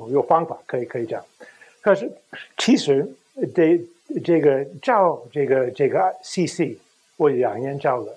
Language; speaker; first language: Chinese; non-native, fluent; English